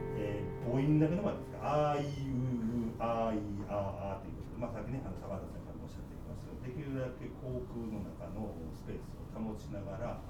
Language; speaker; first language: Japanese; native; Japanese